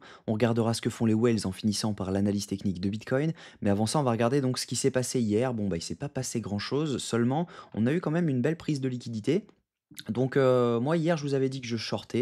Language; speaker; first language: French; native; French